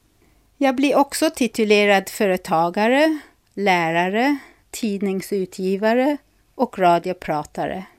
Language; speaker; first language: Swedish; non-native, fluent; English